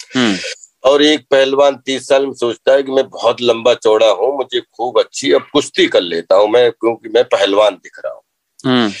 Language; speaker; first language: Hindi; native; Hindi